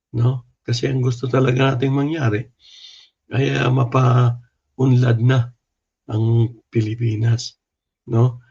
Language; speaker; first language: Filipino; non-native, local second language; Cebuano